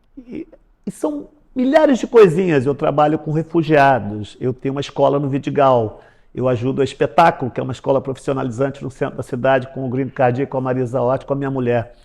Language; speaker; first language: Portuguese; native; Portuguese